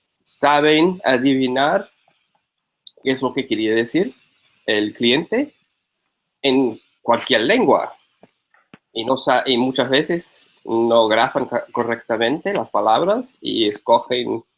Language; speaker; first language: Spanish; non-native, fluent; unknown